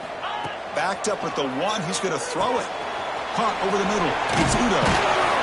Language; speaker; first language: English; native; English